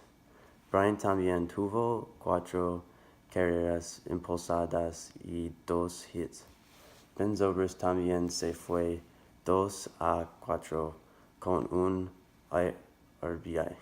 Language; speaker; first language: Spanish; non-native, learner; English